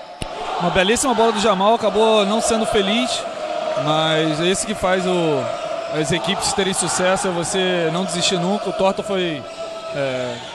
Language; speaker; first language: Portuguese; native; Portuguese